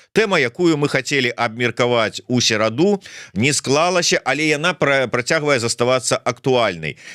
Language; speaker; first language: Belarusian; non-native, local second language; Russian